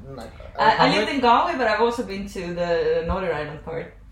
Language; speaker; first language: English; non-native, fluent; Estonian